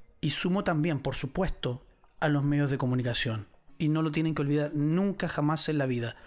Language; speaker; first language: Spanish; native; Spanish